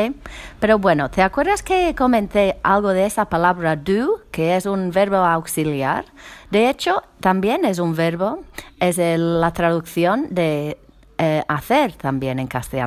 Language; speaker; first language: Spanish; non-native, fluent; English